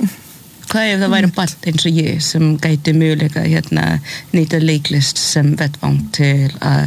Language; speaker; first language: Icelandic; non-native, fluent; English